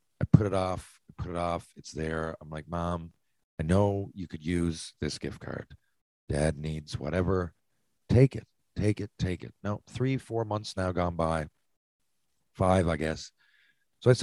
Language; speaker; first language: English; native; English